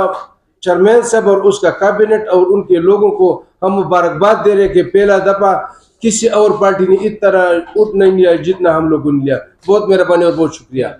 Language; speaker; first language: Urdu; non-native, local second language; Pashto